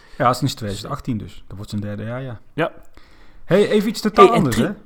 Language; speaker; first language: Dutch; native; Dutch